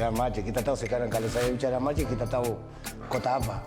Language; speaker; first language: Indonesian; non-native, fluent; Spanish